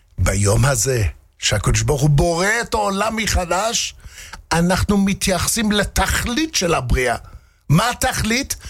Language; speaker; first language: Hebrew; non-native, fluent; English